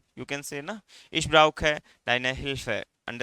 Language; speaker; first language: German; non-native, fluent; Hindi